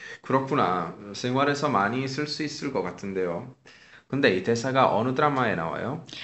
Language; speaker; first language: Korean; non-native, fluent; Italian